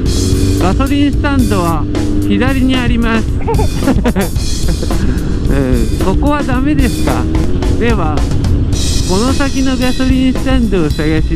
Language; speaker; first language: Japanese; native; Japanese